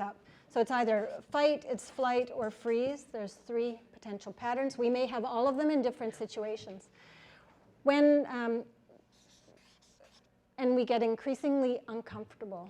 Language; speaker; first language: English; native; English